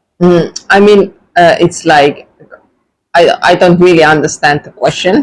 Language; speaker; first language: English; non-native, fluent; Estonian